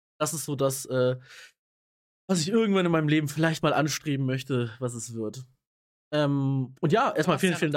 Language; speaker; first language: German; native; German